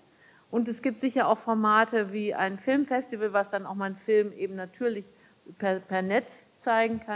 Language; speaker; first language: German; native; German